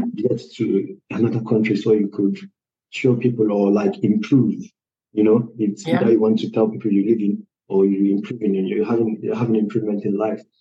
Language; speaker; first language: English; non-native, local second language; Igbo